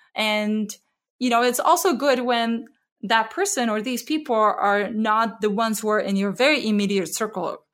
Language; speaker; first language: English; non-native, fluent; Czech